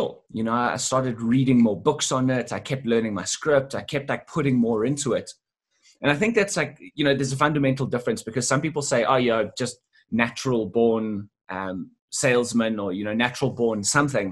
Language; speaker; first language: English; native; English